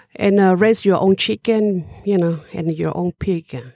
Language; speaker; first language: English; non-native, learner; Hmong